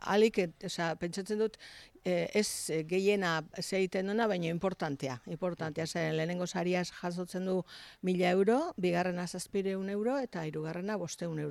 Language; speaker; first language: Basque; native; Basque